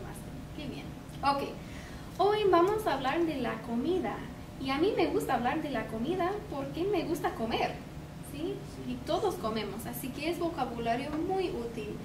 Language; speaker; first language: Spanish; non-native, fluent; English